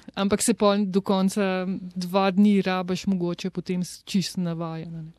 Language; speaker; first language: Slovenian; native; Slovenian